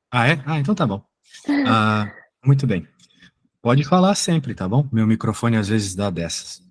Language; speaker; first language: Portuguese; native; Portuguese